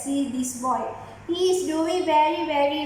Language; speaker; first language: English; non-native, learner; Malay